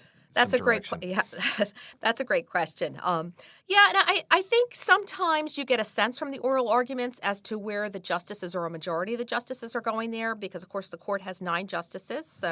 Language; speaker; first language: English; native; English